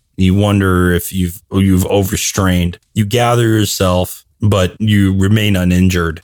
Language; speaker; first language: English; native; English